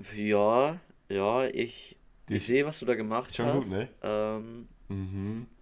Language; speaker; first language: German; native; German